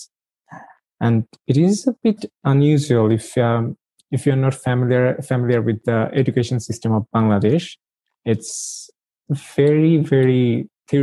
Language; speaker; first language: English; non-native, local second language; Bangla